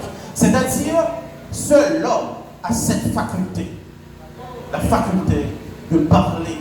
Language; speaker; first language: French; non-native, local second language; Haitian Creole